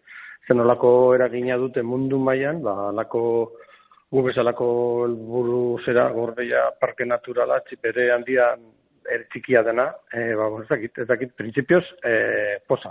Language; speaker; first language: Basque; non-native, local second language; Spanish